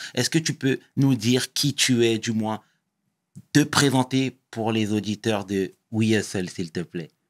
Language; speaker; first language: French; native; French